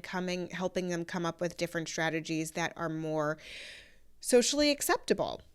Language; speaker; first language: English; native; English